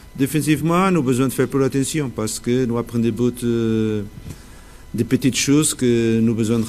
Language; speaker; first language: French; non-native, fluent; Portuguese